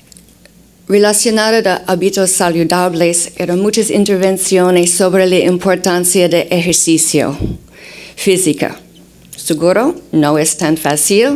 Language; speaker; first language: Spanish; non-native, fluent; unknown